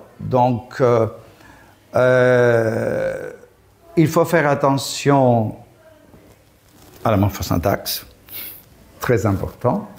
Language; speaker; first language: French; non-native, fluent; Greek